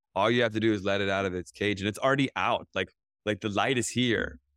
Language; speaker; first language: English; native; English